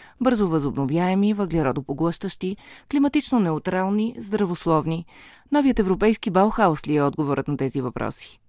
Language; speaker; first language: Bulgarian; native; Bulgarian